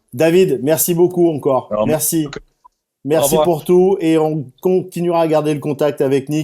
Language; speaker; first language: French; native; French